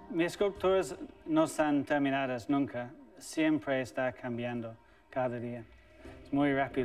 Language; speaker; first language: Spanish; non-native, learner; English